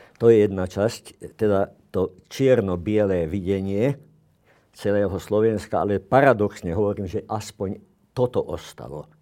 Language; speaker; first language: Slovak; non-native, local second language; Hungarian